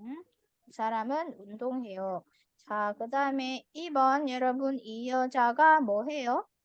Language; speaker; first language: Korean; non-native, fluent; Indonesian